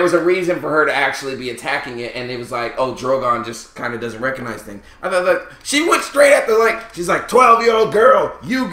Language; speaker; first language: English; native; English